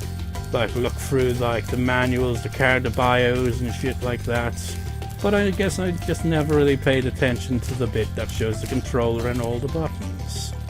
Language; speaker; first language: English; native; English